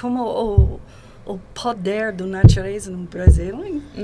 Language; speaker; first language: Portuguese; non-native, fluent; English